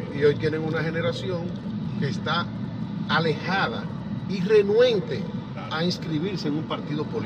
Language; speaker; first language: Spanish; native; Spanish